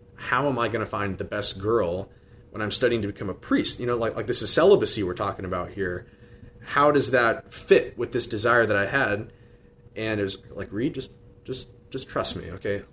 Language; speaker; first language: English; native; English